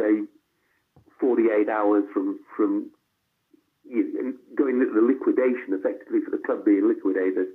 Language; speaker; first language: English; native; English